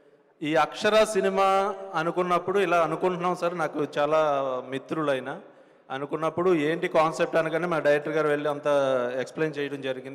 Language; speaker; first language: Telugu; native; Telugu